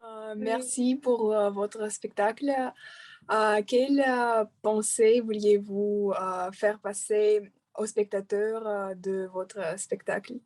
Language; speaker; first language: French; non-native, fluent; Romanian